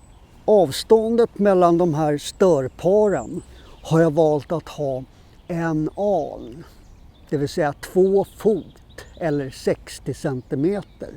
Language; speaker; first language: Swedish; native; Swedish